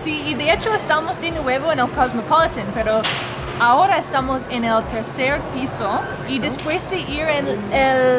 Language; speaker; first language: Spanish; non-native, learner; English